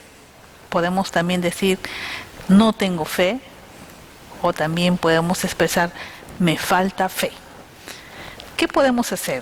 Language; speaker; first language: Spanish; native; Spanish